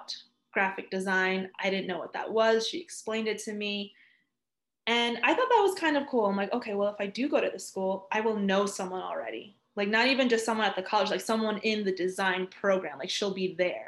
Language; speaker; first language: English; early bilingual, other home language; Spanish